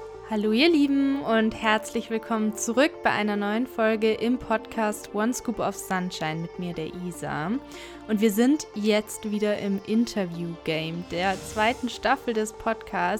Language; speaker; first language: German; native; German